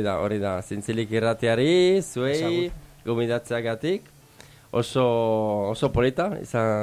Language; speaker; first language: Basque; non-native, fluent; Italian